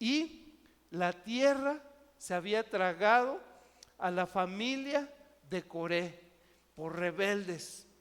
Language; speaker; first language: Spanish; native; Spanish